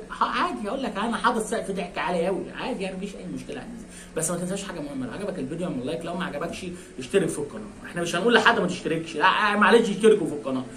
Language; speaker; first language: Arabic; native; Arabic